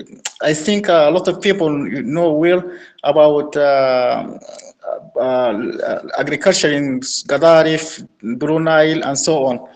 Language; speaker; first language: English; non-native, learner; Arabic